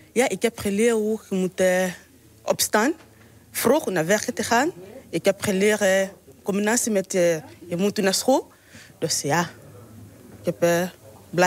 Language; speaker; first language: Dutch; non-native, learner; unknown